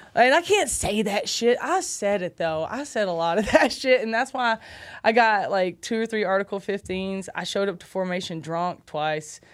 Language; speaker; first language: English; native; English